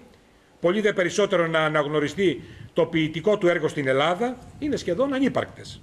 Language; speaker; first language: Greek; native; Greek